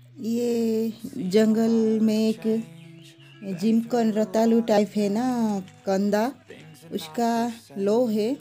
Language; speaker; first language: Hindi; non-native, local second language; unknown